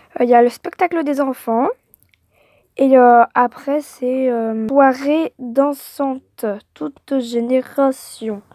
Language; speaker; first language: French; native; French